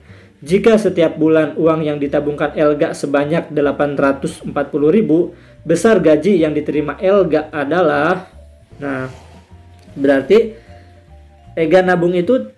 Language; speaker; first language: Indonesian; native; Indonesian